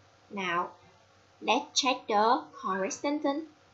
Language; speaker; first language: English; non-native, fluent; Vietnamese